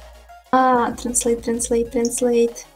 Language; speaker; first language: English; non-native, learner; Russian